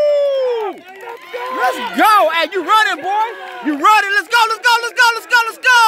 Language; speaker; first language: English; native; English